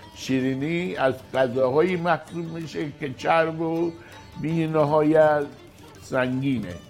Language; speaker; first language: Persian; native; Persian